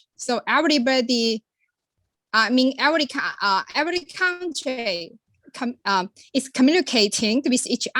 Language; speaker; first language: English; non-native, learner; Chinese